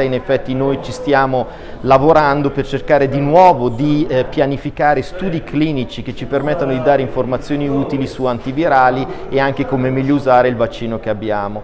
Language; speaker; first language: Italian; native; Italian